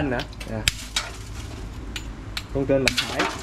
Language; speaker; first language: Vietnamese; early bilingual, heritage; Vietnamese